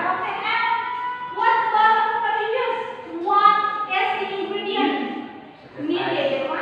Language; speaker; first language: English; non-native, learner; Indonesian